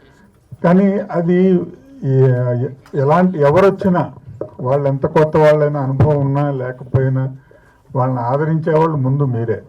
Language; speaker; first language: Telugu; native; Telugu